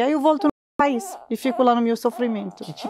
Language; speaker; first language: Portuguese; non-native, learner; Arabic